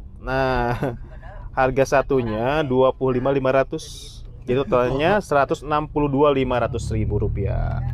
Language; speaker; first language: Indonesian; native; Indonesian